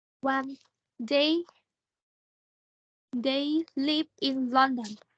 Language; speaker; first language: English; non-native, learner; Thai